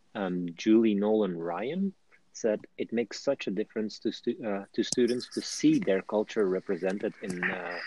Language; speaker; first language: English; non-native, fluent; Dutch